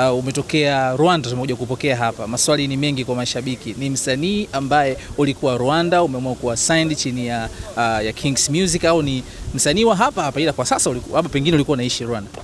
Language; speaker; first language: Swahili; native; Swahili